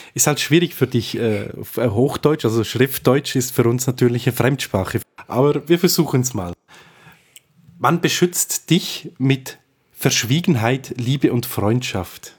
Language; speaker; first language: German; native; German